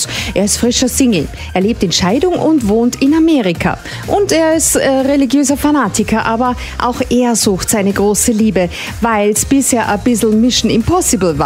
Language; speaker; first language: German; native; German